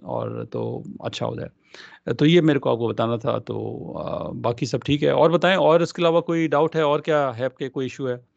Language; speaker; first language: Hindi; non-native, local second language; Punjabi